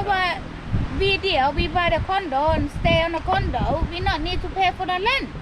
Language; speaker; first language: English; non-native, learner; Thai